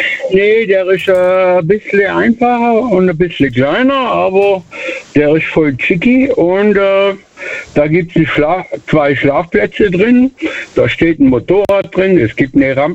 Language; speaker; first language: German; native; German